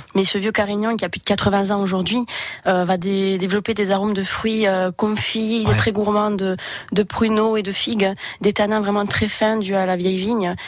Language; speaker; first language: French; native; French